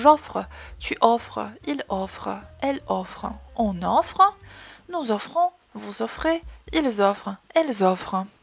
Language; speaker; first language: French; non-native, fluent; Polish